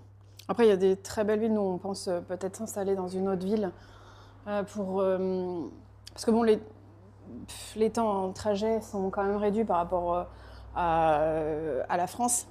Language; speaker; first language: French; native; French